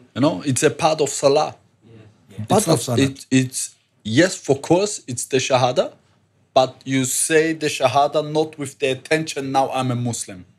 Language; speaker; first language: English; non-native, learner; German